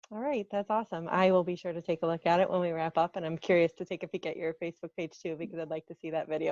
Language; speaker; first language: English; native; English